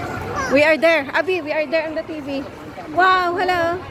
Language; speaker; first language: English; non-native, local second language; Filipino